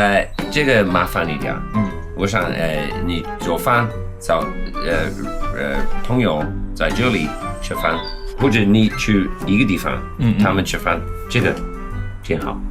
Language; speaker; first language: Chinese; non-native, learner; English